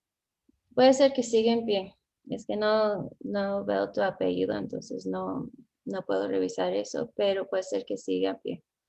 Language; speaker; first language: Spanish; non-native, fluent; English